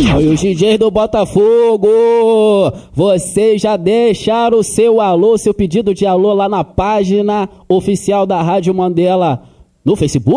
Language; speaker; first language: Portuguese; native; Portuguese